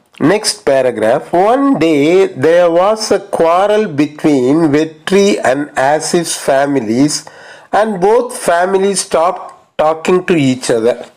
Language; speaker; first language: English; non-native, local second language; Tamil